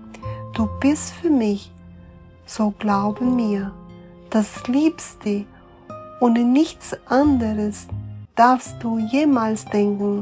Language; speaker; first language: German; non-native, fluent; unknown